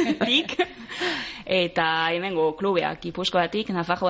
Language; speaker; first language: Basque; non-native, local second language; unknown